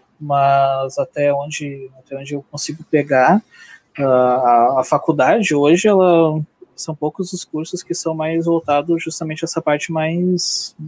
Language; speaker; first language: Portuguese; native; Portuguese